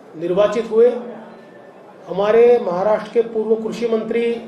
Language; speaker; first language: Hindi; non-native, local second language; Marathi